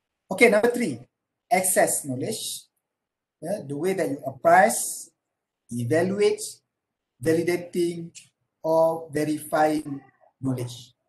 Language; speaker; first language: English; non-native, local second language; Malay